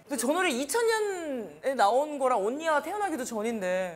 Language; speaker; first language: Korean; native; Korean